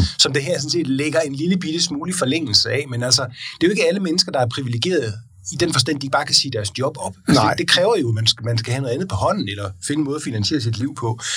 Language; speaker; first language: Danish; native; Danish